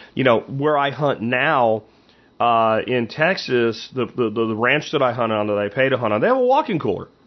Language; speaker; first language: English; native; English